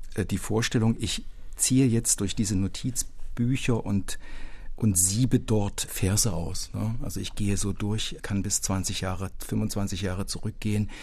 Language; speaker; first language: German; native; German